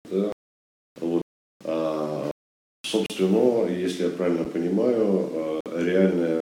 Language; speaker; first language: Russian; native; Russian